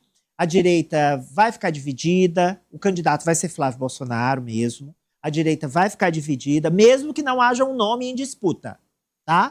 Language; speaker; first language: Portuguese; native; Portuguese